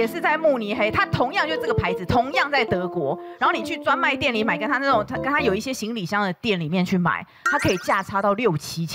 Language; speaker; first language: Chinese; native; Chinese